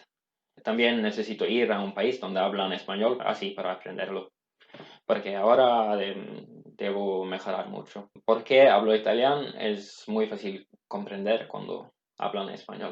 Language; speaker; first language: Spanish; non-native, learner; Swedish